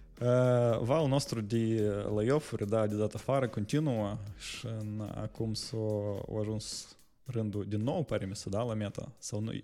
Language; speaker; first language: Romanian; native; Romanian